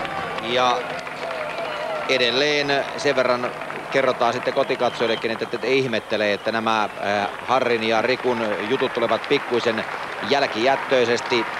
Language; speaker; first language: Finnish; native; Finnish